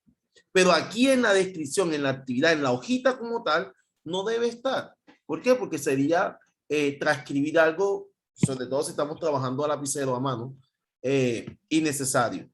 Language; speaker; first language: Spanish; native; Spanish